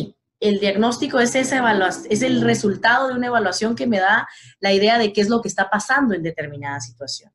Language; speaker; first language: Spanish; native; Spanish